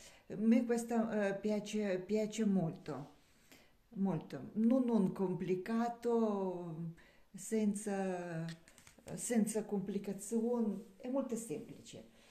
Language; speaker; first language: Italian; non-native, learner; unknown